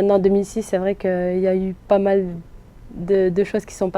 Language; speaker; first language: French; native; French